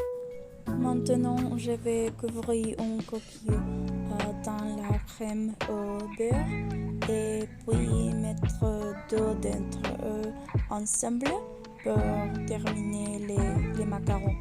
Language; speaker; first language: French; non-native, learner; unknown